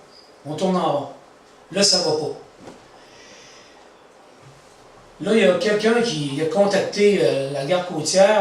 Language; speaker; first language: French; native; French